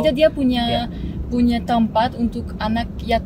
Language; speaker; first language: Indonesian; non-native, fluent; French